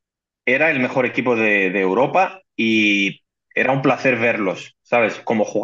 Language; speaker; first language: Spanish; non-native, fluent; Greek